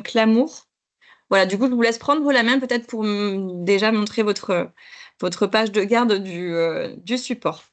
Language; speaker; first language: French; native; French